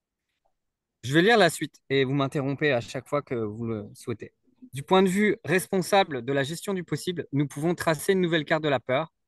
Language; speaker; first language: French; native; French